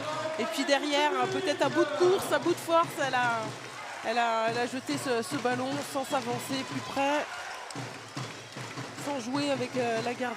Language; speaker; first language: French; native; French